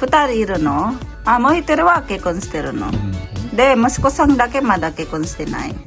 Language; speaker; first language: Japanese; non-native, fluent; Filipino